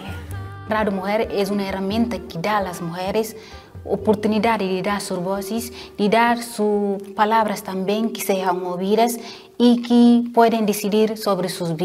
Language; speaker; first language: Spanish; non-native, fluent; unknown